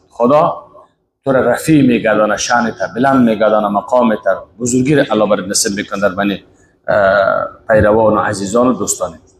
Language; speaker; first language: Persian; native; Persian